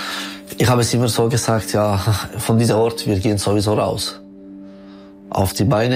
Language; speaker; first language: German; non-native, learner; Albanian